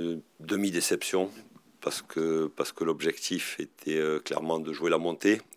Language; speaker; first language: French; native; French